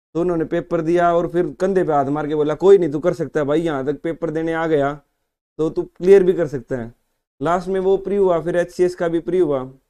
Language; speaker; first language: Hindi; native; Hindi